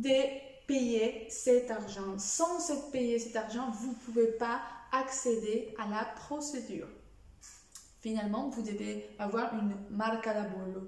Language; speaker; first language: French; non-native, fluent; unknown